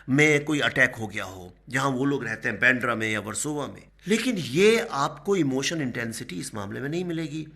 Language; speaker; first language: Hindi; native; Hindi